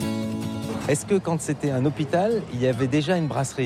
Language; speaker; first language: French; native; French